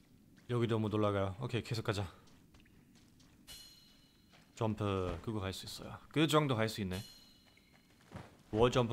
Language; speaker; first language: Korean; non-native, fluent; German